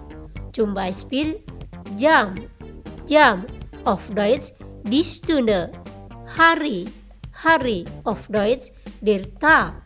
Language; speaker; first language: German; non-native, fluent; Indonesian